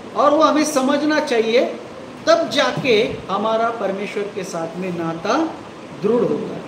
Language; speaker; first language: Hindi; non-native, local second language; Marathi